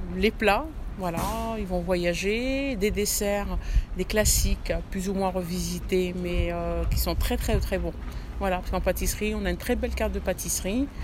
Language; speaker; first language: French; early bilingual, other home language; Arabic